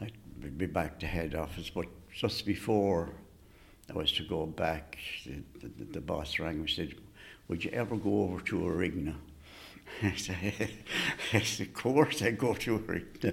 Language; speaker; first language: English; native; English